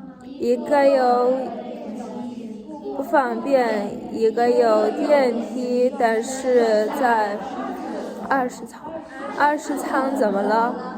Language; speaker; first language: Chinese; non-native, learner; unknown